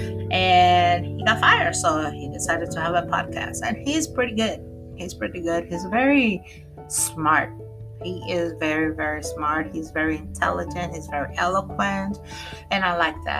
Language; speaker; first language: English; non-native, local second language; Spanish